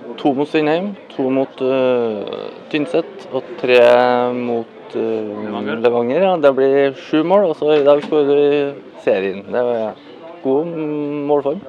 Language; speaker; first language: Norwegian; native; Norwegian